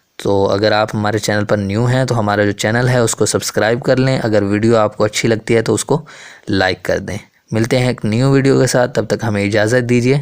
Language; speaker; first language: Urdu; native; Urdu